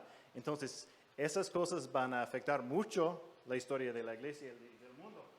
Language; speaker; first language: Spanish; non-native, fluent; English